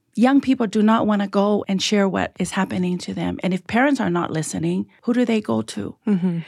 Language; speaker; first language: English; early bilingual, other home language; Tongan